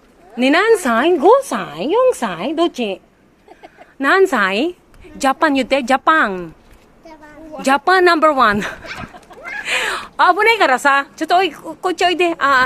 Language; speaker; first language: Japanese; non-native, fluent; Filipino